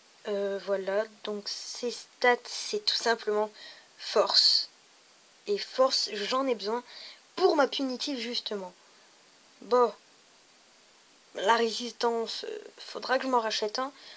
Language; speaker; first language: French; native; French